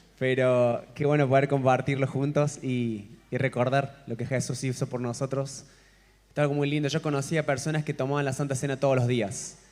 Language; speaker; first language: Spanish; native; Spanish